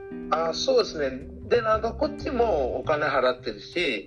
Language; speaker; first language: Japanese; non-native, learner; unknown